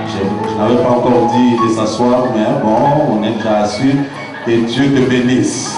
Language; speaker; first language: French; non-native, local second language; Lingala